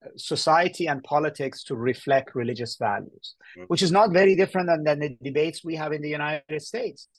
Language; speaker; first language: English; early bilingual, other home language; Persian